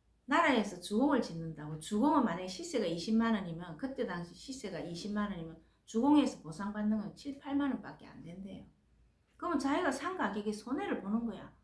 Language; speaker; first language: Korean; native; Korean